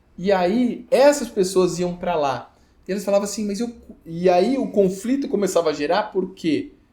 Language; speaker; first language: Portuguese; native; Portuguese